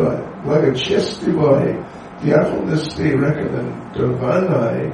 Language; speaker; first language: Russian; non-native, learner; English